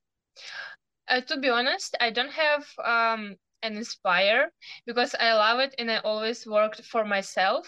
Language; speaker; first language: English; non-native, learner; Ukrainian